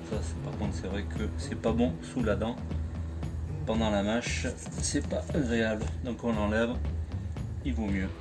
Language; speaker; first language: French; native; French